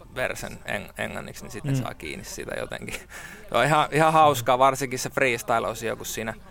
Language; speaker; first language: Finnish; native; Finnish